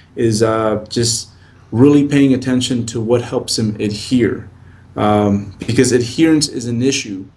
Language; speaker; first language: English; native; English